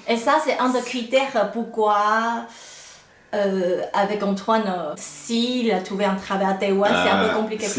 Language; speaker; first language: French; non-native, fluent; Chinese